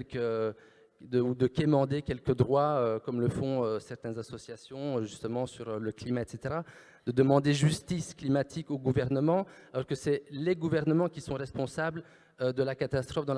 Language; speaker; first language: French; native; French